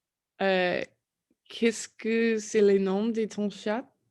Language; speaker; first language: French; non-native, learner; English